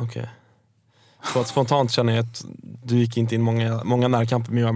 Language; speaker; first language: Swedish; native; Swedish